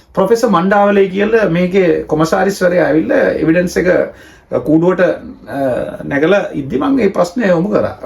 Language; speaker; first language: Sinhala; non-native, local second language; Tamil